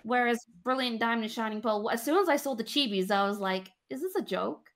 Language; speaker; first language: English; native; English